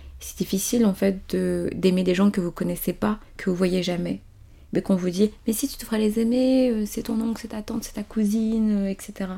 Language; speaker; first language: French; early bilingual, other home language; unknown